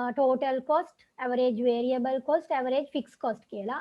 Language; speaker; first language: English; non-native, local second language; Sinhala